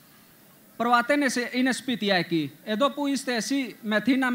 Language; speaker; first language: Greek; non-native, learner; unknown